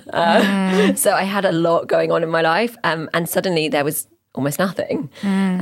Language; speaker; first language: English; native; English